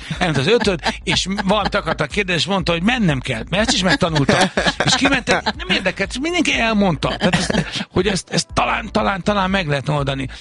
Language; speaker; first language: Hungarian; native; Hungarian